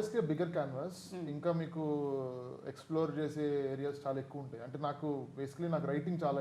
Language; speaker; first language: Telugu; native; Telugu